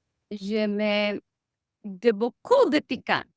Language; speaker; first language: French; non-native, learner; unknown